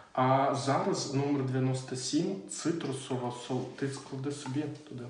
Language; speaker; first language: Ukrainian; native; Ukrainian